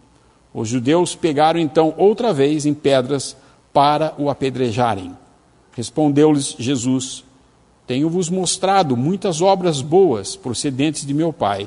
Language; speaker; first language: Portuguese; native; Portuguese